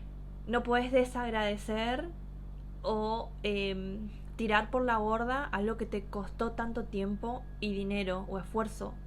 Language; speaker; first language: Spanish; native; Spanish